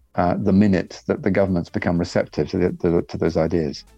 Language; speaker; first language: English; native; English